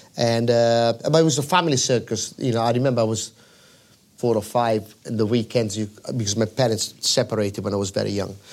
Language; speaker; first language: English; non-native, fluent; Italian